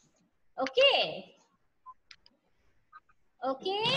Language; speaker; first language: English; non-native, learner; Bangla